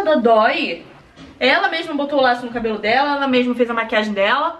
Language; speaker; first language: Portuguese; native; Portuguese